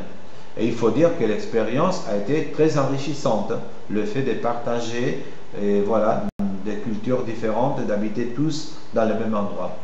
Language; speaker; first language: French; non-native, fluent; Spanish